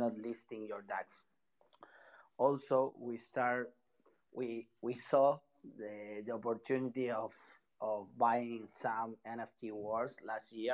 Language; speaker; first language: English; non-native, fluent; Spanish